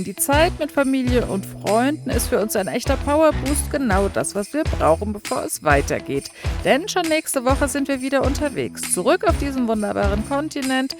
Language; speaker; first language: German; native; German